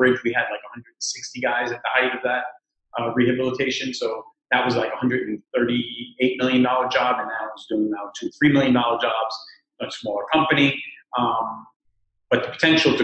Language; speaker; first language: English; native; English